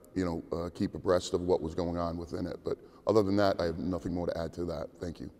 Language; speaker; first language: English; native; English